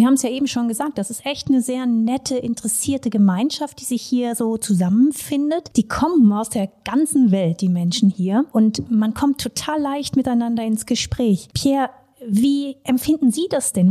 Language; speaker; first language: German; native; German